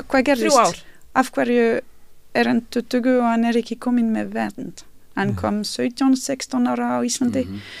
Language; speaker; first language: Icelandic; non-native, fluent; Bosnian